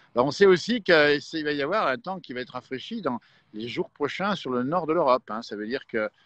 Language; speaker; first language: French; native; French